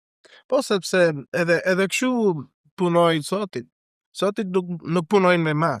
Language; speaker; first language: Albanian; non-native, learner; Spanish